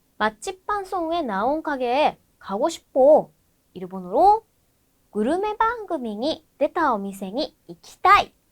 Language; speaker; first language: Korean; non-native, fluent; Japanese